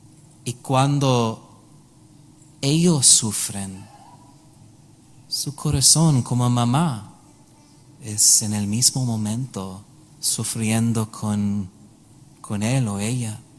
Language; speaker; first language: Spanish; non-native, learner; English